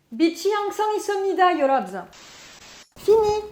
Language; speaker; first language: Korean; non-native, fluent; French